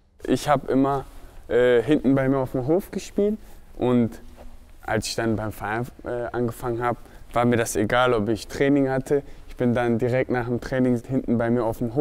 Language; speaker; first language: German; early bilingual, other home language; Turkish